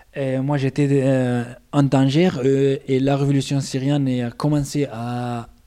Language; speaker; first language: French; non-native, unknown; Arabic